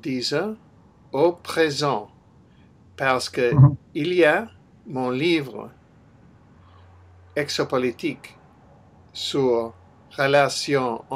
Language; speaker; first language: French; non-native, learner; English